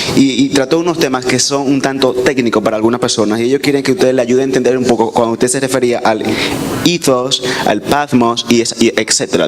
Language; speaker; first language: Spanish; native; Spanish